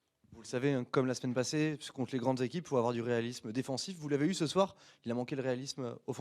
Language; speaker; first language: French; native; French